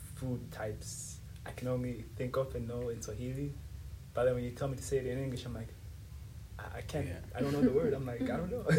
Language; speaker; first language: English; non-native, local second language; Swahili